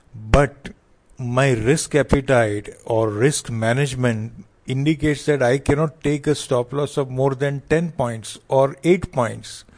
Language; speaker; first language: English; non-native, local second language; Hindi